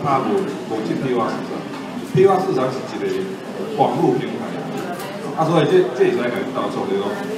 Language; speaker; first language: Chinese; native; Chinese